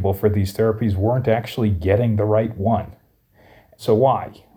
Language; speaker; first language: English; native; English